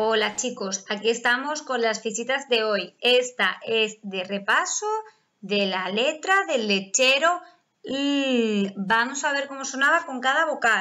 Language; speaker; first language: Spanish; native; Spanish